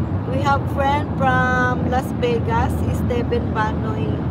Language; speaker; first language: English; non-native, local second language; Cebuano